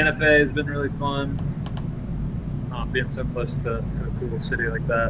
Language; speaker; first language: English; early bilingual, other home language; Spanish